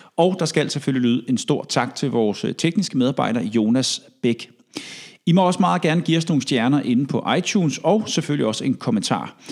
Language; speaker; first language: Danish; native; Danish